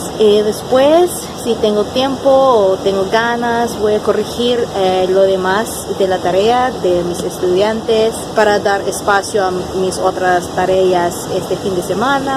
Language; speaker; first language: Spanish; non-native, fluent; English